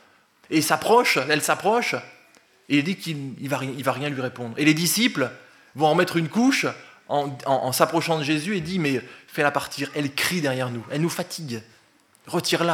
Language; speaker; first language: French; native; French